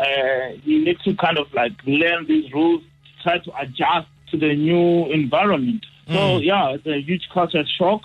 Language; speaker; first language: English; non-native, local second language; Tsonga